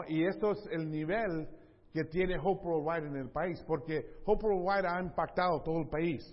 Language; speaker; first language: Spanish; early bilingual, heritage; Spanish